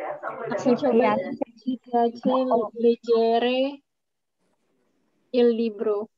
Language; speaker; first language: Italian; non-native, learner; Indonesian